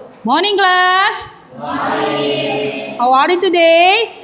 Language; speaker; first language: English; non-native, learner; Indonesian